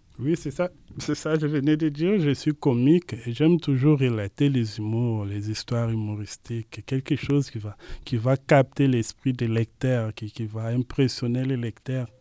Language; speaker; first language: French; non-native, local second language; Lingala